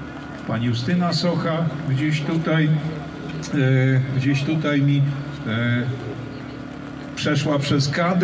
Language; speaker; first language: Polish; native; Polish